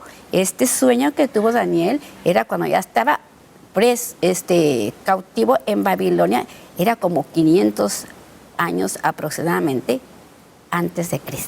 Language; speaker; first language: Spanish; native; Spanish